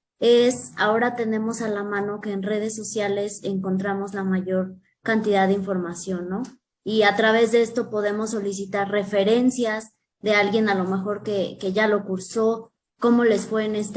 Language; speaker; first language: Spanish; native; Spanish